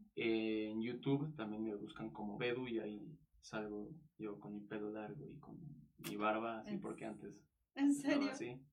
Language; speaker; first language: Spanish; native; Spanish